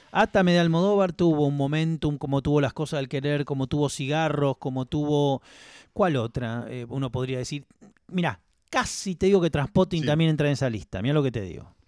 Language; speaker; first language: Spanish; native; Spanish